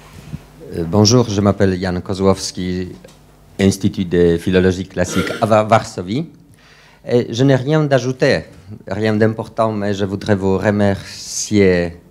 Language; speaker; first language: French; non-native, fluent; Polish